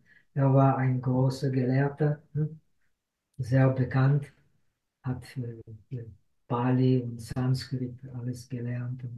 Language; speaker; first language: German; non-native, fluent; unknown